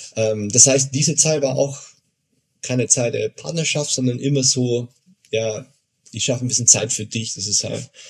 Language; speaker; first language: German; non-native, fluent; Spanish